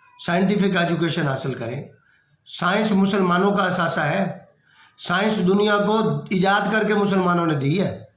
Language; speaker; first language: Urdu; non-native, local second language; Punjabi